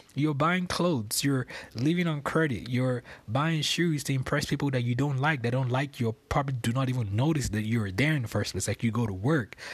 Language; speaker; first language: English; non-native, local second language; Yoruba